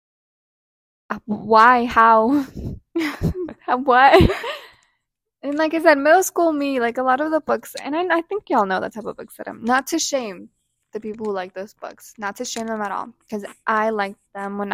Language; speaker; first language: English; non-native, fluent; Spanish